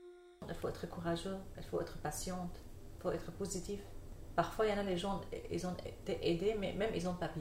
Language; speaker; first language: French; non-native, learner; Arabic